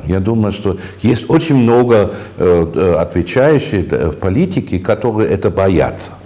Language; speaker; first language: Russian; non-native, fluent; German